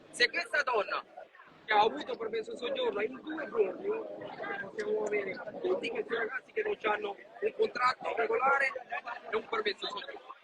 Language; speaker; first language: Italian; non-native, fluent; Punjabi